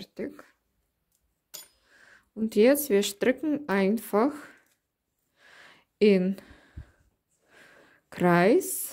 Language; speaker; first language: German; non-native, learner; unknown